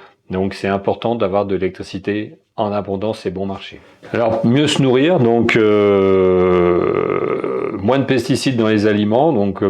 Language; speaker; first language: French; native; French